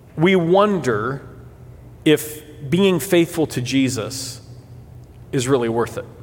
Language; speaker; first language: English; early bilingual, other home language; Portuguese